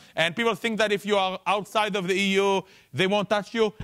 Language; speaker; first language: English; non-native, fluent; Hebrew